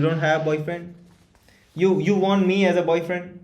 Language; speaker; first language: English; non-native, learner; Hindi